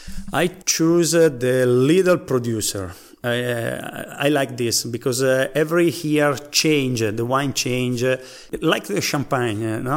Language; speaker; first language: English; non-native, learner; Italian